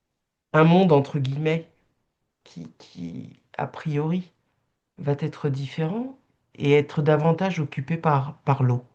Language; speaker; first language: French; native; French